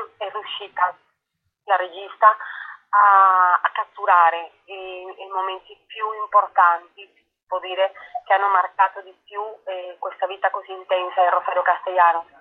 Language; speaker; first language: Italian; non-native, fluent; Spanish